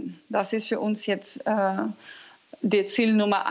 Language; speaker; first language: German; non-native, fluent; Russian